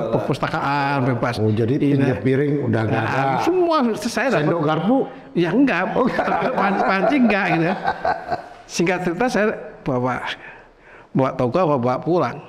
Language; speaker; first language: Indonesian; native; Indonesian